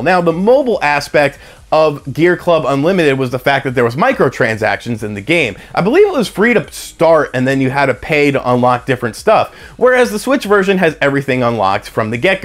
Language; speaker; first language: English; native; English